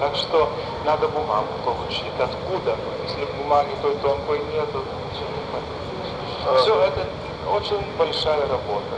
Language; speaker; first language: Russian; non-native, fluent; Lithuanian